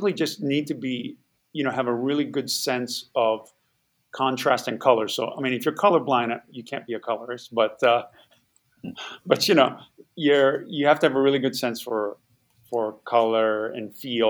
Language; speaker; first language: English; native; English